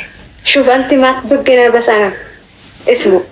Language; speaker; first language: Arabic; native; Arabic